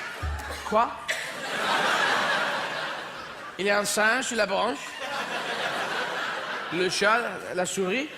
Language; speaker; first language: French; non-native, fluent; English